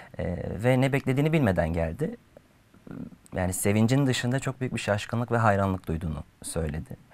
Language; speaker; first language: Turkish; native; Turkish